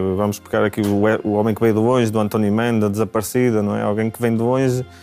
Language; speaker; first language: Portuguese; native; Portuguese